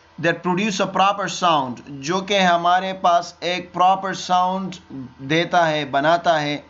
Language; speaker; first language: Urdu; non-native, local second language; Pashto